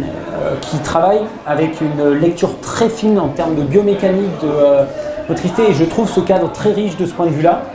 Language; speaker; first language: French; native; French